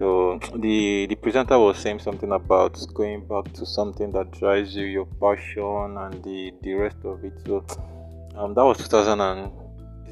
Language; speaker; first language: English; non-native, local second language; Igbo